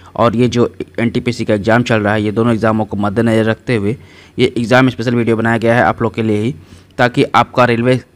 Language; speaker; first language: Hindi; native; Hindi